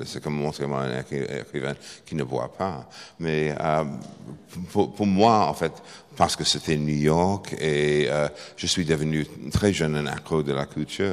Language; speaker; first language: French; non-native, fluent; English